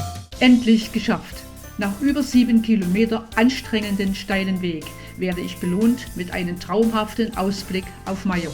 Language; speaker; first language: German; native; German